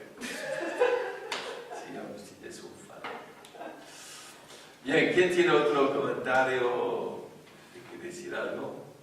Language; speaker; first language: Spanish; non-native, fluent; French